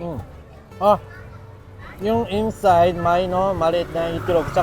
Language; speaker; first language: Filipino; non-native, learner; Japanese